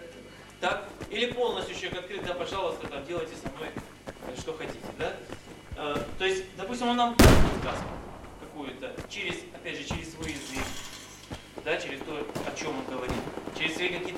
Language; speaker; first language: Russian; native; Russian